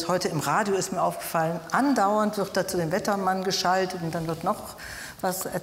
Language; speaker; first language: German; native; German